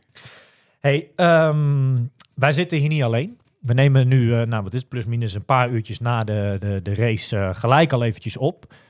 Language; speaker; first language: Dutch; native; Dutch